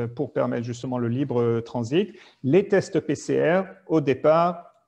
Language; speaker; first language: French; native; French